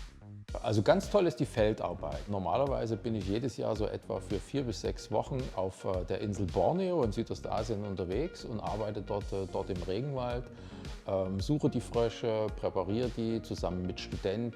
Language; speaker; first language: German; native; German